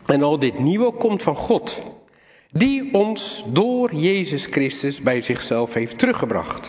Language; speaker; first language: Dutch; native; Dutch